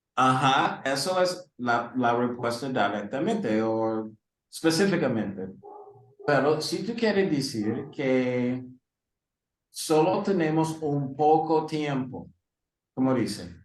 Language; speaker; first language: Spanish; non-native, learner; English